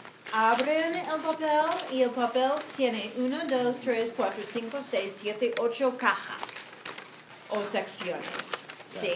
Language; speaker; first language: Spanish; non-native, fluent; English